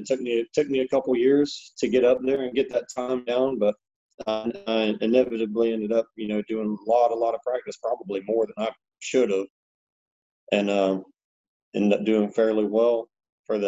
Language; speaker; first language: English; native; English